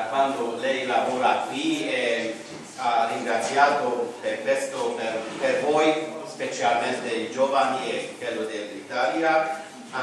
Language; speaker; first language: Italian; non-native, fluent; Romanian